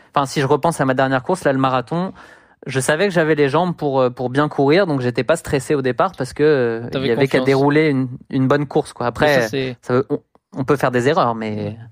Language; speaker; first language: French; native; French